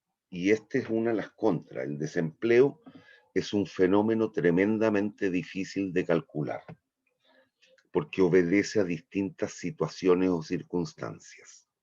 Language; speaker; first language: Spanish; native; Spanish